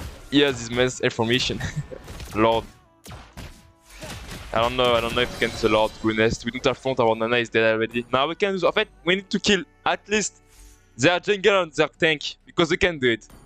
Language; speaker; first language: English; non-native, fluent; French